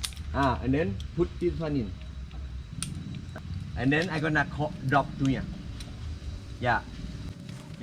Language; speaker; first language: English; non-native, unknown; Thai